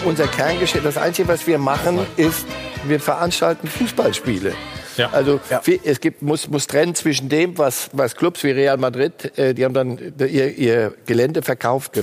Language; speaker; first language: German; native; German